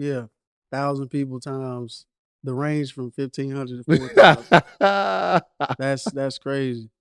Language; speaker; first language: English; native; English